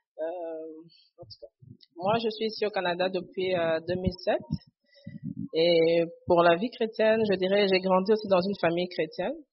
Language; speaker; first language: French; non-native, local second language; Lingala